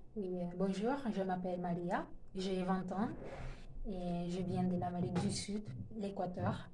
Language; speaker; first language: French; non-native, fluent; Spanish